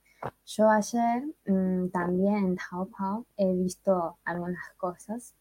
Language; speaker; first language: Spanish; non-native, fluent; Chinese